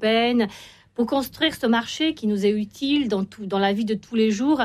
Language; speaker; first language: French; non-native, fluent; Romanian